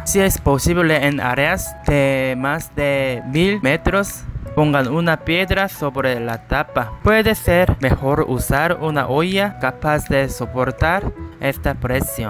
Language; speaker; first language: Spanish; non-native, learner; Korean